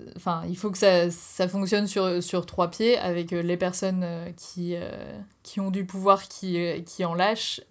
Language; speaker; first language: French; native; French